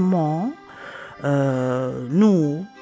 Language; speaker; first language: French; non-native, learner; Italian